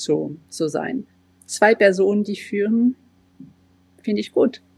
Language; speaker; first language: German; non-native, fluent; French